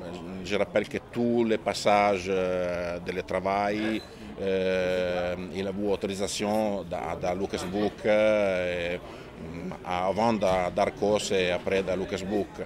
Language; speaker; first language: French; non-native, fluent; Italian